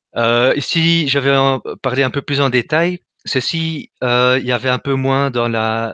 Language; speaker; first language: French; native; French